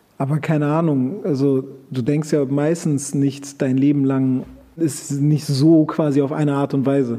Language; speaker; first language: German; early bilingual, other home language; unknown